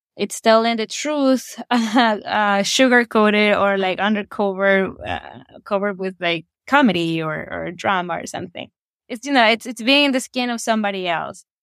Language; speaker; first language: English; non-native, fluent; Spanish